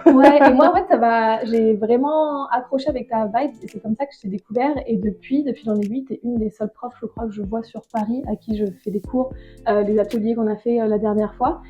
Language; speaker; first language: French; native; French